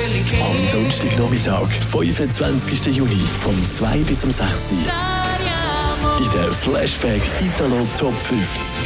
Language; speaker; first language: German; native; German